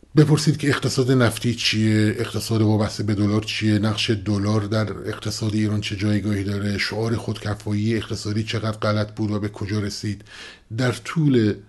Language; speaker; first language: Persian; non-native, local second language; Kurdish